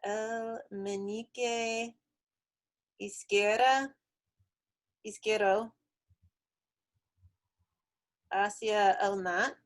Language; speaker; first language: Spanish; non-native, learner; English